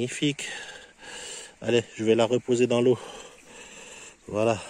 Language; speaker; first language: French; native; French